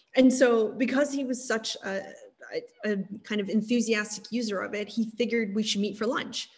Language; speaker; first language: English; native; English